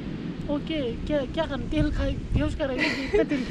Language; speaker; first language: Hindi; non-native, local second language; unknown